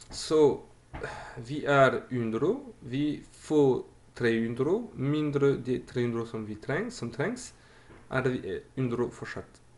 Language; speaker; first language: Norwegian; non-native, fluent; French